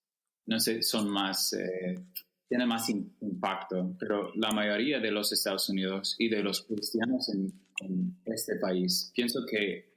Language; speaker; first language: Spanish; non-native, fluent; English